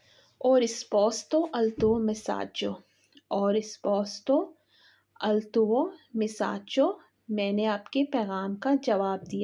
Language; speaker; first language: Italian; non-native, fluent; Urdu